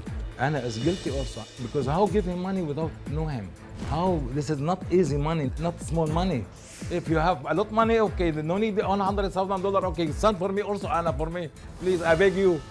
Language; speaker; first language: English; non-native, learner; Arabic